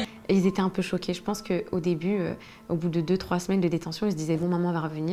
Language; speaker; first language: French; native; French